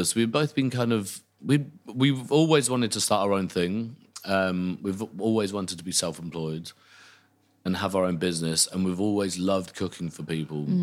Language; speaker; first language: English; native; English